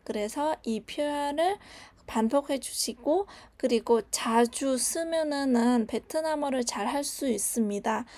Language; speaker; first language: Korean; non-native, learner; Vietnamese